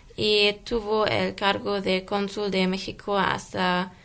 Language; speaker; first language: Spanish; non-native, learner; German